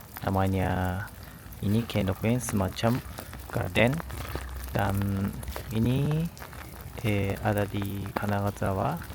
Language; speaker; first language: Indonesian; non-native, learner; Japanese